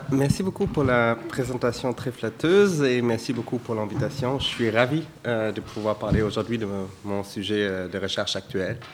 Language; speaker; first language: French; non-native, fluent; German